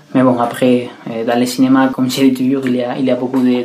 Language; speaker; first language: French; non-native, fluent; Spanish